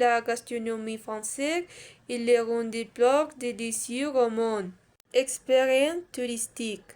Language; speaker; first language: French; non-native, learner; Spanish